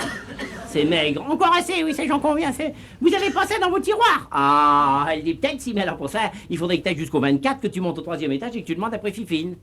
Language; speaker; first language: French; native; French